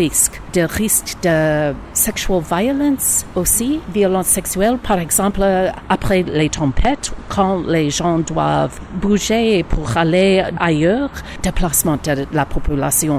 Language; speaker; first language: French; non-native, learner; English